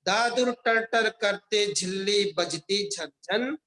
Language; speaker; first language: Hindi; non-native, local second language; Telugu